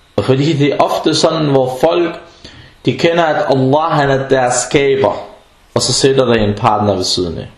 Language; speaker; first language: Danish; early bilingual, other home language; Arabic